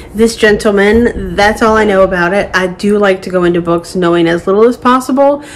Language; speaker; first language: English; native; English